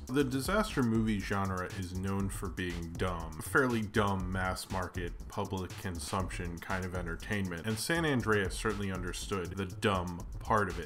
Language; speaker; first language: English; native; English